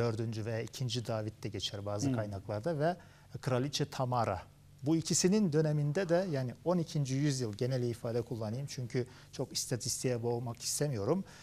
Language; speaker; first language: Turkish; early bilingual, heritage; Turkish